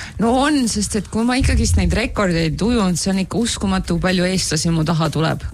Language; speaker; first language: Estonian; native; Estonian